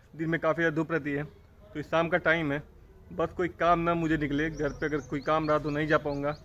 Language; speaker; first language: Hindi; native; Hindi